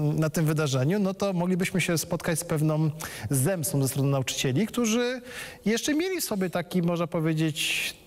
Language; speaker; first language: Polish; native; Polish